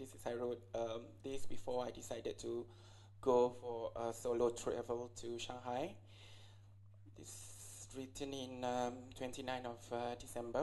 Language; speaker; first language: English; non-native, local second language; Malay